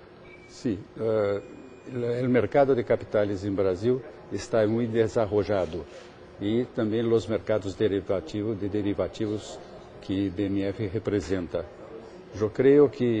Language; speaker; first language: Spanish; non-native, fluent; Portuguese